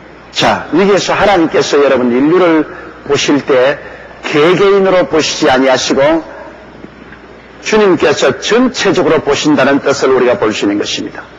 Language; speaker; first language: Korean; native; Korean